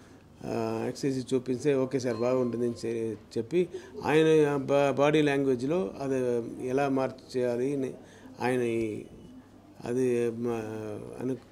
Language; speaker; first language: Telugu; non-native, learner; Tamil